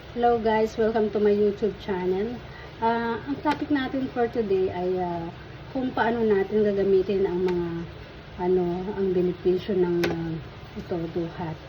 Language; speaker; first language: Filipino; non-native, local second language; Iloko